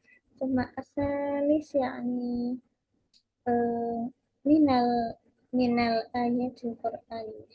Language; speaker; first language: Arabic; non-native, fluent; Indonesian